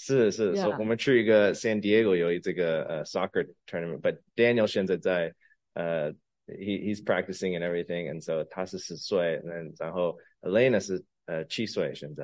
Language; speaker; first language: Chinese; non-native, learner; English